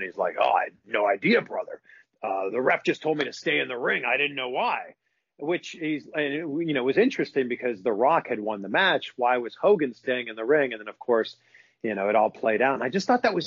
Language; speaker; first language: English; native; English